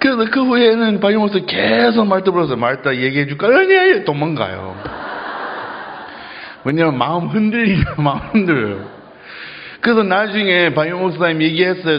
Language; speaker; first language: Korean; non-native, fluent; English